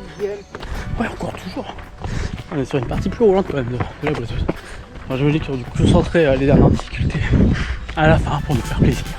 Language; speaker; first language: French; native; French